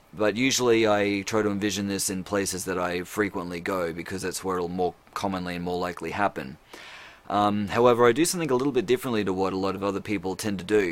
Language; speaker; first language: English; native; English